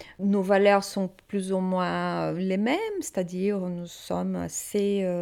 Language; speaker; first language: French; non-native, fluent; Portuguese